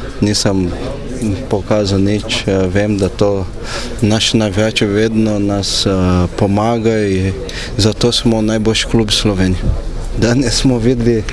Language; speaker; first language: Slovenian; non-native, learner; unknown